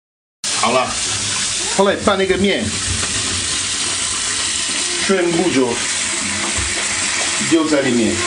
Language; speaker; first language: Chinese; non-native, fluent; Italian